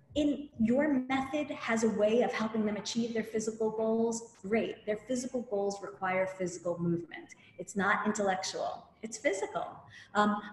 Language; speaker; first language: English; native; English